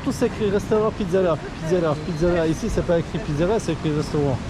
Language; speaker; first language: French; early bilingual, other home language; Polish